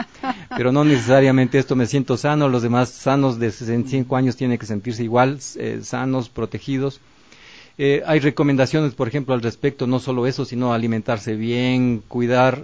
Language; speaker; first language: Spanish; native; Spanish